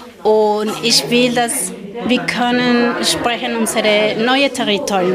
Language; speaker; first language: German; non-native, learner; Spanish